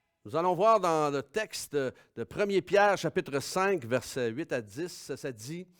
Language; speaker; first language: French; native; French